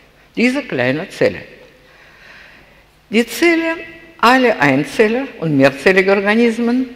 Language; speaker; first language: German; non-native, fluent; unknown